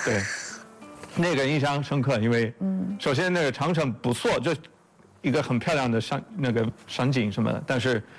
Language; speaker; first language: Chinese; non-native, fluent; English